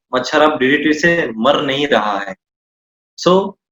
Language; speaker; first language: Hindi; non-native, local second language; Marathi